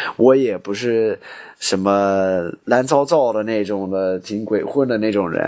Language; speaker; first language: Chinese; non-native, fluent; English